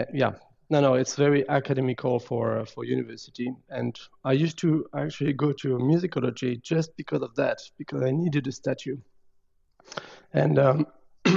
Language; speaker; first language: English; non-native, fluent; French